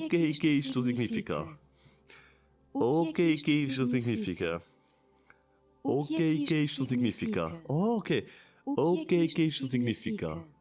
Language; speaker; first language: Portuguese; non-native, learner; German